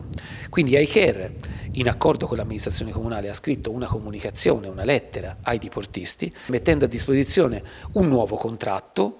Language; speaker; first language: Italian; native; Italian